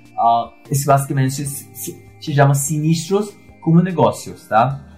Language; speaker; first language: Portuguese; non-native, fluent; English